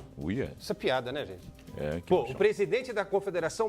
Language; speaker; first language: Portuguese; native; Portuguese